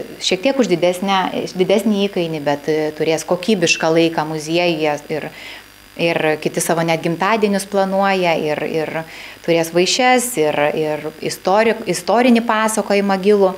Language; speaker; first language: Lithuanian; native; Lithuanian